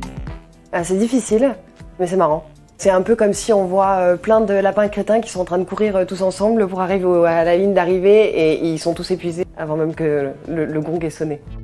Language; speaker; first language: French; native; French